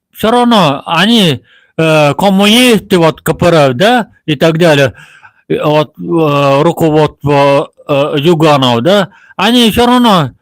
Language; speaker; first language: Russian; non-native, local second language; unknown